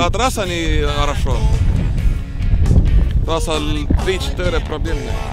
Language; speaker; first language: Russian; non-native, local second language; Latvian